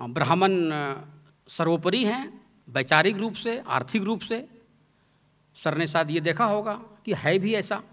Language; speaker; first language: Hindi; native; Hindi